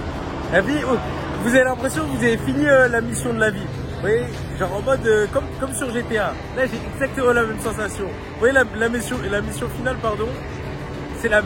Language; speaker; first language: French; native; French